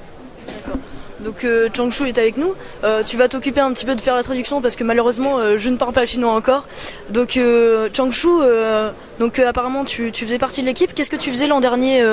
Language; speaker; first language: French; native; French